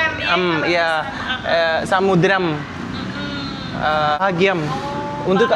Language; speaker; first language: Indonesian; non-native, learner; Malayalam